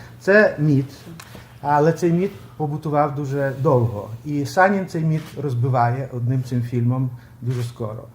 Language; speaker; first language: Ukrainian; early bilingual, heritage; Ukrainian